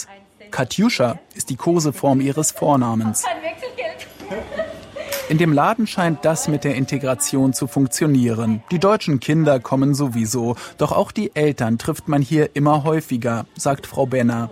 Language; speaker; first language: German; native; German